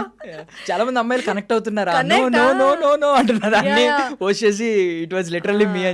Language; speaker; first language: Telugu; native; Telugu